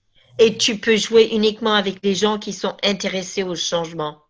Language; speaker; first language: French; native; French